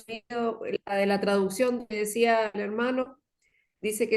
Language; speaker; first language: Spanish; native; Spanish